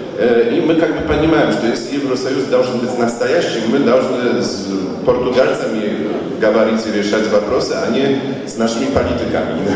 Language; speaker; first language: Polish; non-native, learner; Russian